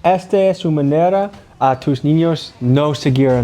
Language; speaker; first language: Spanish; non-native, learner; English